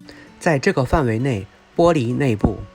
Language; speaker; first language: Chinese; native; Chinese